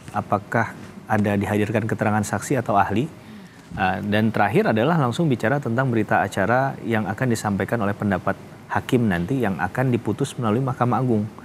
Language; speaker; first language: Indonesian; native; Indonesian